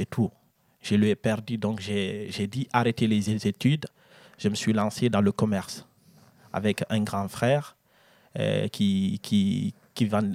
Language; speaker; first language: French; non-native, local second language; Fula